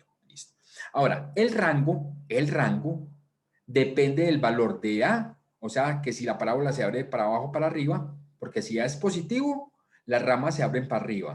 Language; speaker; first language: Spanish; native; Spanish